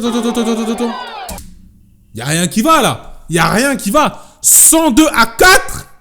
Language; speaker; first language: French; native; French